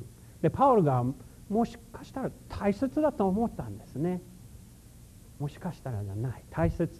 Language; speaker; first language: Japanese; non-native, fluent; English